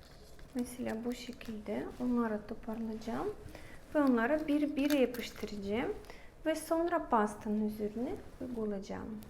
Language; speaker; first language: Turkish; non-native, learner; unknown